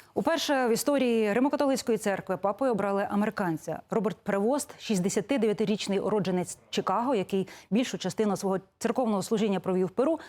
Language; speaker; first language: Ukrainian; native; Ukrainian